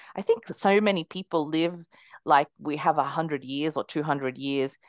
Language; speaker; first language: English; early bilingual, other home language; Spanish